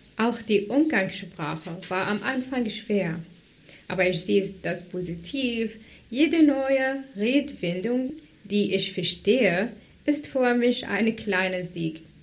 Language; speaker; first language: German; non-native, fluent; Arabic